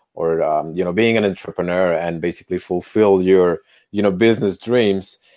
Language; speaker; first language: English; non-native, fluent; Spanish